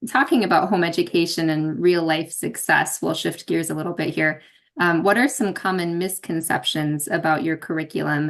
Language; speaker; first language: English; native; English